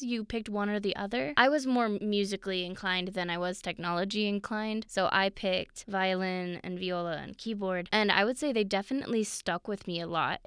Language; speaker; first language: English; native; English